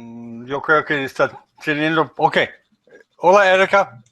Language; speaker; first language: Spanish; non-native, learner; English